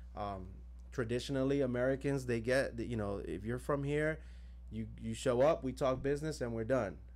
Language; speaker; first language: English; native; English